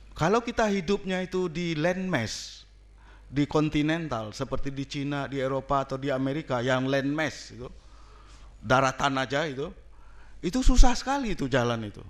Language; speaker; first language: Indonesian; non-native, local second language; Minangkabau